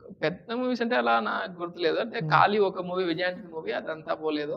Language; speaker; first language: Telugu; non-native, learner; Tamil